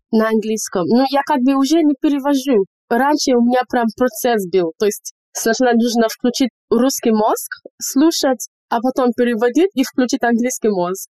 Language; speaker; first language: Russian; non-native, fluent; English